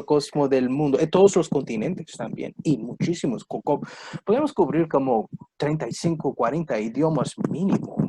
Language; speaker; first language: Spanish; non-native, fluent; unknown